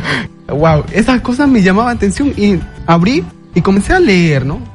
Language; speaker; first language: Spanish; non-native, local second language; Shipibo-Conibo